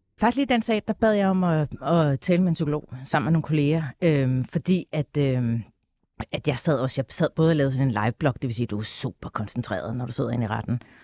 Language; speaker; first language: Danish; native; Danish